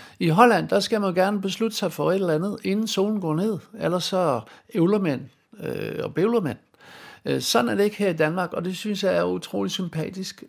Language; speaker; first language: Danish; non-native, fluent; Dutch